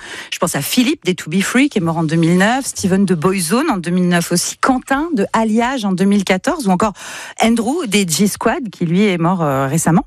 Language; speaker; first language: French; native; French